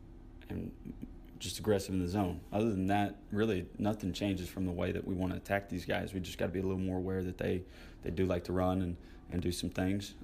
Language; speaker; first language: English; native; English